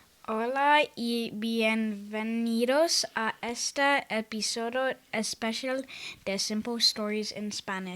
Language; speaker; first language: Spanish; non-native, learner; English